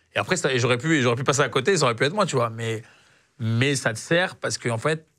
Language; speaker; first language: French; native; French